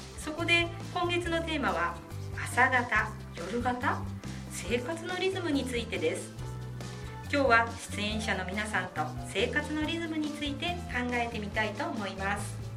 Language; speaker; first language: Japanese; native; Japanese